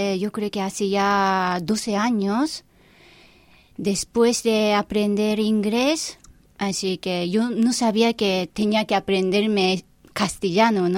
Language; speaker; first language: Spanish; non-native, fluent; Japanese